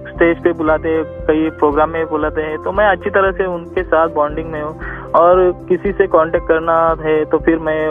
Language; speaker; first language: Hindi; non-native, local second language; Marathi